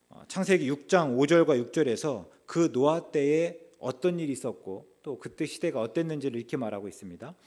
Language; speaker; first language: Korean; native; Korean